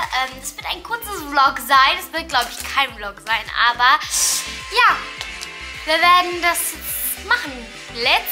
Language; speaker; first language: German; early bilingual, other home language; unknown